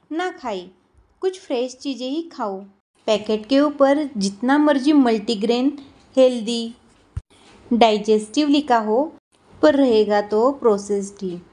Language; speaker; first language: Hindi; non-native, local second language; Marathi